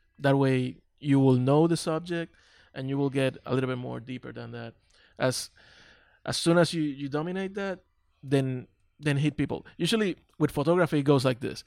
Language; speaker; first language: English; non-native, local second language; Spanish